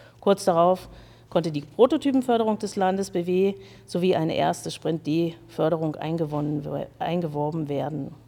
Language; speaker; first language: German; native; German